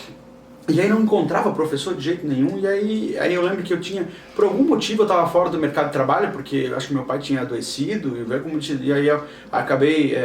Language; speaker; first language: Portuguese; native; Portuguese